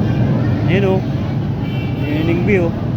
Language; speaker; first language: Filipino; native; Filipino